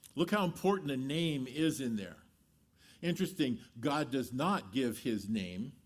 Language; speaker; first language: English; native; English